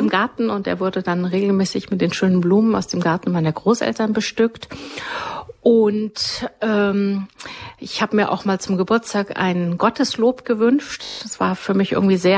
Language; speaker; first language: German; native; German